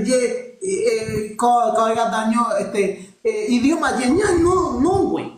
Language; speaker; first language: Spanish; non-native, local second language; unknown